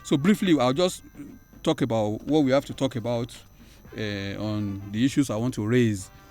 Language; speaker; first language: English; non-native, local second language; Yoruba